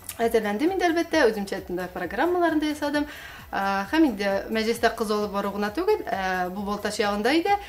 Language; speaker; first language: Tatar; native; Tatar